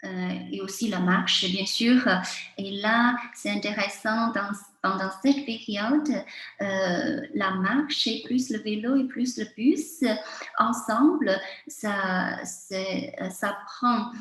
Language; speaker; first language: French; non-native, fluent; Chinese